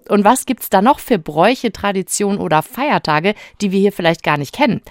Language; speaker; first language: German; native; German